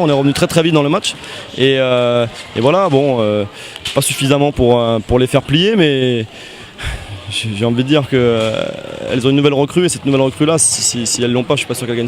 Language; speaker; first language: French; native; French